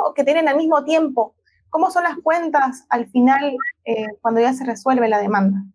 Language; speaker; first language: Spanish; native; Spanish